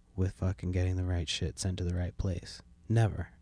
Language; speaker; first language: English; native; English